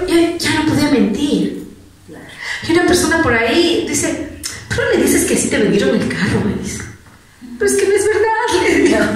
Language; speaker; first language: Spanish; native; Spanish